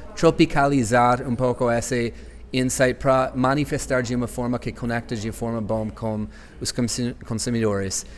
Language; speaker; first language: Portuguese; non-native, fluent; English